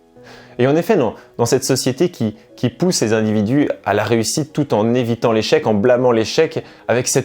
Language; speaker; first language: French; native; French